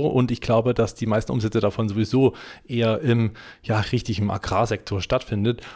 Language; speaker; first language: German; native; German